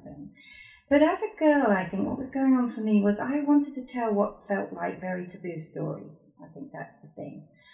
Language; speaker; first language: English; native; English